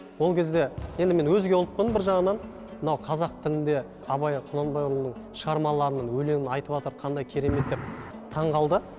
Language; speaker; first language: Kazakh; non-native, local second language; Russian